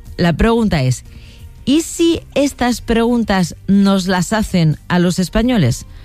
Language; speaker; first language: Spanish; native; Spanish